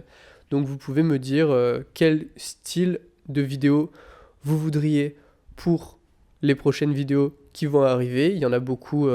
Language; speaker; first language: French; native; French